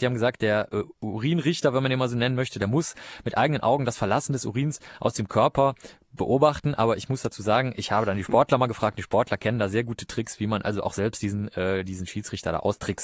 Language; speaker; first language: German; native; German